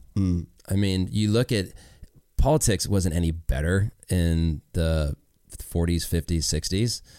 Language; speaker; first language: English; native; English